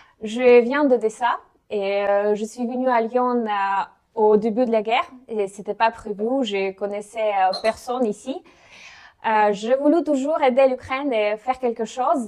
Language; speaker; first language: French; non-native, fluent; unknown